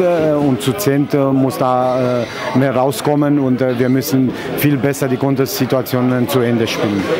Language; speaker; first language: German; non-native, fluent; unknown